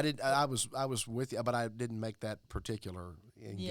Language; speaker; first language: English; native; English